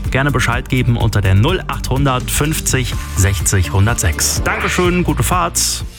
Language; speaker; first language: German; native; German